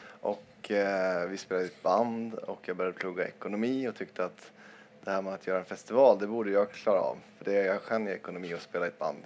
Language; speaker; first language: Swedish; native; Swedish